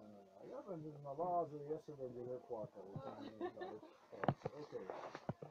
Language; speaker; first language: Polish; non-native, learner; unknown